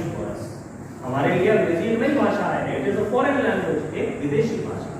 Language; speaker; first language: Hindi; native; Hindi